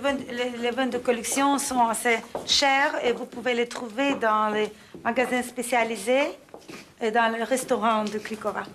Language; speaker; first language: French; non-native, fluent; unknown